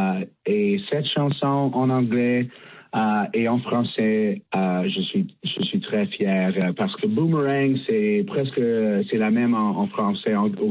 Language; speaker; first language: French; non-native, fluent; English